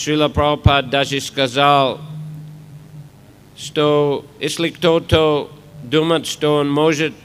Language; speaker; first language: Russian; non-native, fluent; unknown